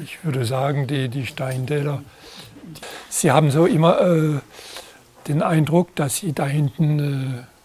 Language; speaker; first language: German; non-native, fluent; French